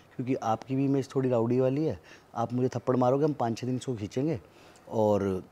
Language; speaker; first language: Hindi; native; Hindi